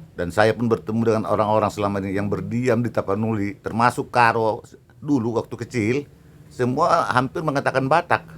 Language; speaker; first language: Indonesian; non-native, local second language; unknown